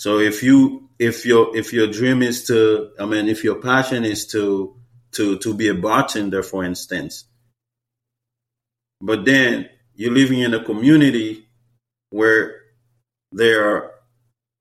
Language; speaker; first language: English; non-native, fluent; Haitian Creole